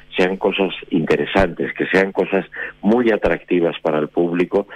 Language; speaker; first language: Spanish; native; Spanish